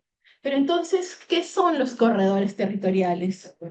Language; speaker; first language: Spanish; native; Spanish